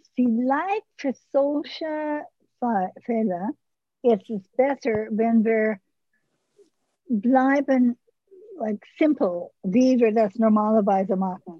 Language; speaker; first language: German; early bilingual, heritage; English